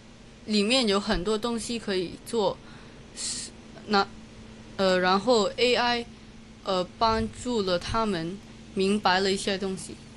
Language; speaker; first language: Chinese; non-native, local second language; Cantonese